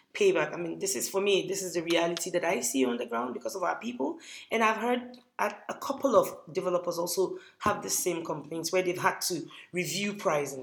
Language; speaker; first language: English; non-native, local second language; Hausa